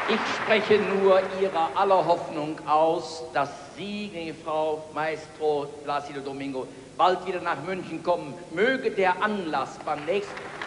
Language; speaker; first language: German; native; German